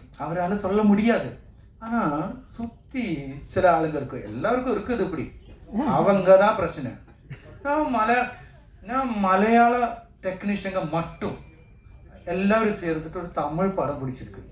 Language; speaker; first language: Tamil; non-native, learner; Malayalam